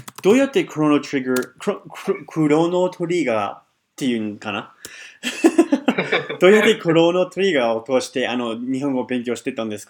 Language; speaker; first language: Japanese; non-native, fluent; English